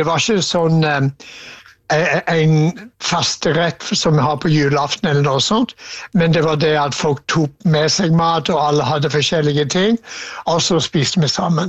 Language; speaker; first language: Norwegian; non-native, fluent; English